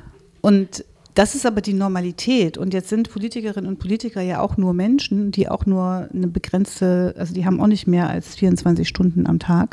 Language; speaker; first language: German; native; German